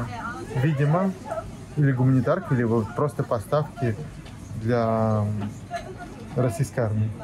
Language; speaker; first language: Russian; native; Russian